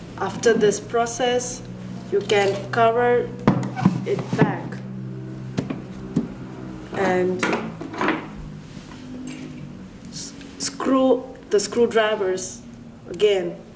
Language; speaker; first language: English; non-native, learner; Chinese